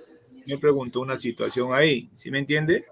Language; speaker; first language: Spanish; native; Spanish